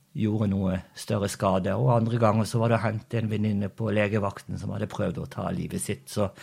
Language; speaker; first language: Norwegian; early bilingual, other home language; Portuguese